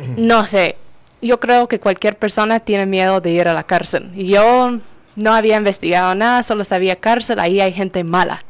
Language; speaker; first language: Spanish; non-native, fluent; English